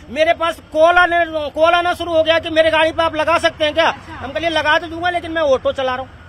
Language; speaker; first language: Hindi; native; Hindi